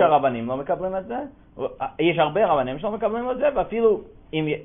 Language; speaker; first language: Hebrew; non-native, fluent; English